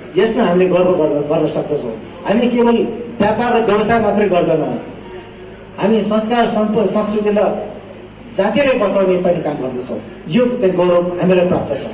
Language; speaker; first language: Nepali; non-native, local second language; Newari